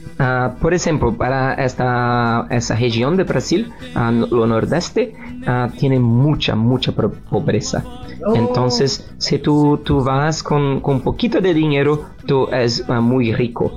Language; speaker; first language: Spanish; non-native, learner; Portuguese